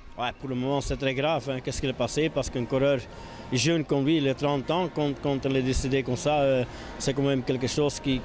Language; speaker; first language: French; non-native, local second language; Dutch